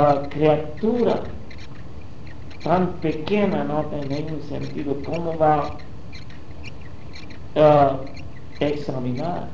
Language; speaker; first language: Portuguese; non-native, learner; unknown